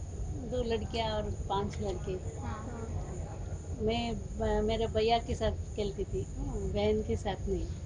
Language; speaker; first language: Hindi; non-native, local second language; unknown